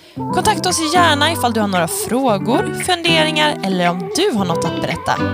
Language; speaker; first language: Swedish; native; Swedish